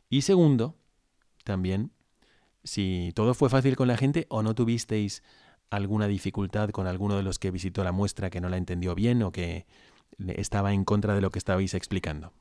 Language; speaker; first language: Spanish; native; Spanish